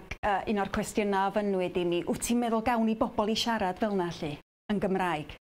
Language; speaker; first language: Welsh; native; Welsh